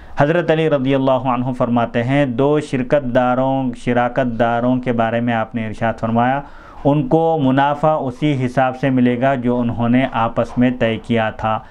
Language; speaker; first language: Urdu; native; Urdu